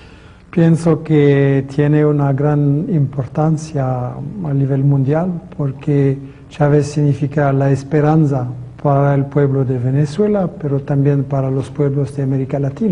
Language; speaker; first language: Spanish; non-native, fluent; French